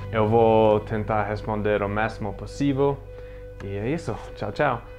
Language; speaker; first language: Portuguese; non-native, fluent; English